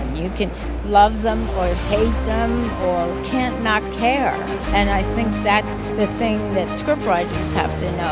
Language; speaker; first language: English; native; English